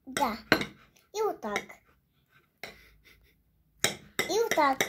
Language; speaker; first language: Russian; early bilingual, heritage; Russian